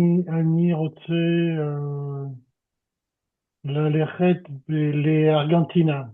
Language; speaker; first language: Hebrew; non-native, learner; French